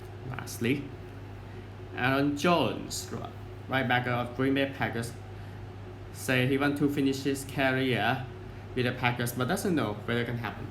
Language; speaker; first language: English; non-native, fluent; Thai